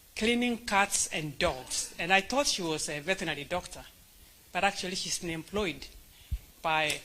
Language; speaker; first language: English; non-native, local second language; Gusii